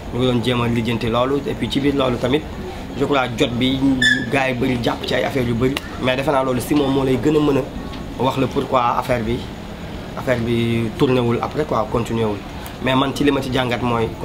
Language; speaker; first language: French; non-native, local second language; Wolof